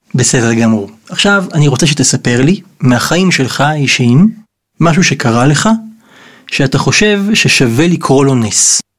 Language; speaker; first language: Hebrew; native; Hebrew